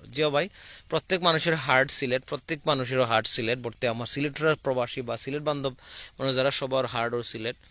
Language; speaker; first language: Bangla; native; Bangla